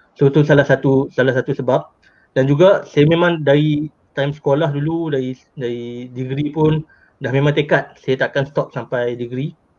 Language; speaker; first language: Malay; native; Malay